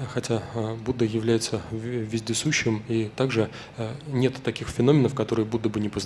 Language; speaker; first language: Russian; native; Russian